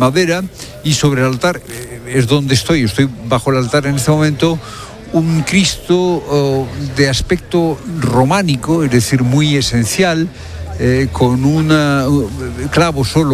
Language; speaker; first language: Spanish; native; Spanish